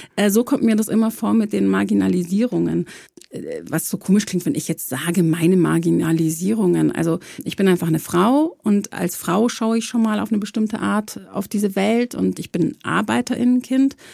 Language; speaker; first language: German; early bilingual, other home language; Croatian